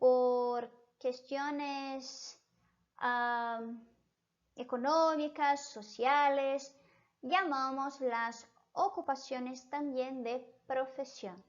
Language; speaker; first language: Spanish; non-native, fluent; Portuguese